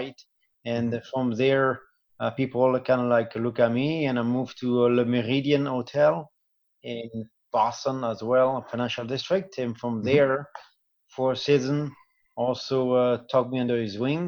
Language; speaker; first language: English; non-native, fluent; French